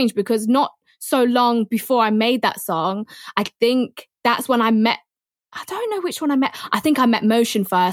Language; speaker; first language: English; native; English